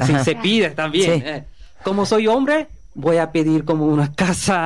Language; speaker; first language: Spanish; non-native, learner; Bangla